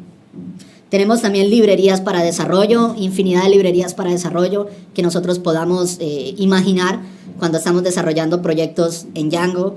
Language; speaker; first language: Spanish; native; Spanish